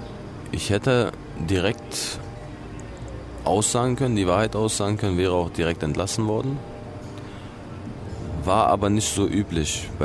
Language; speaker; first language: German; early bilingual, other home language; Albanian